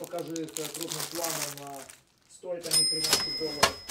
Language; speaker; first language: Russian; native; Russian